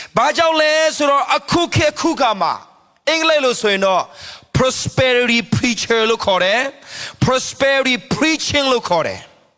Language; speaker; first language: Burmese; non-native, local second language; Hakha Chin